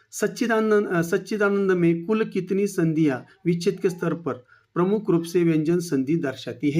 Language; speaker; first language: Hindi; non-native, local second language; Marathi